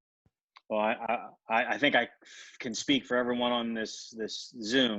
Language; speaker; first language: English; native; English